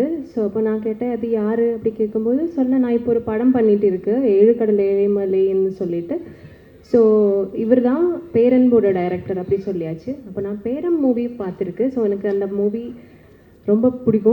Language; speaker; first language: Tamil; non-native, learner; Malayalam